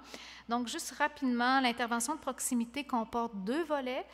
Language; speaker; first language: French; native; French